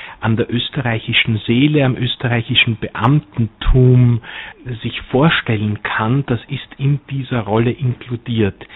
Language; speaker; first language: German; native; German